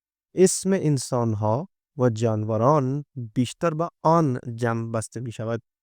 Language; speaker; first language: Persian; non-native, fluent; Urdu